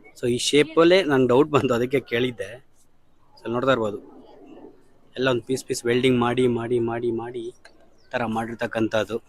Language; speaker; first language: Kannada; native; Kannada